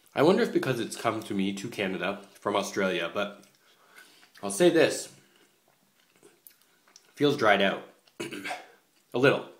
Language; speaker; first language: English; native; English